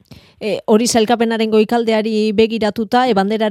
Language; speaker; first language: Basque; native; Basque